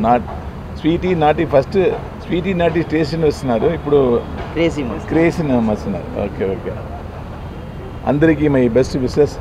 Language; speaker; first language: Telugu; non-native, learner; Tamil